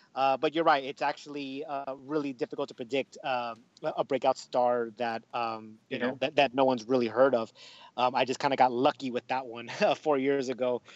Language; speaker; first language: English; early bilingual, other home language; Spanish